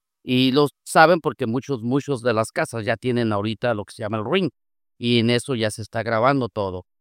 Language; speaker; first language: Spanish; native; Spanish